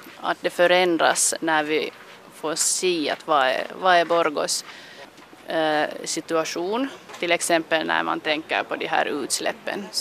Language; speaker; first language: Swedish; non-native, local second language; Finnish